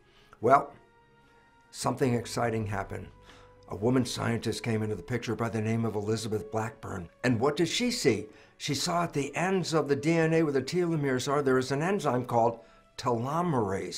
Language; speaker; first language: English; native; English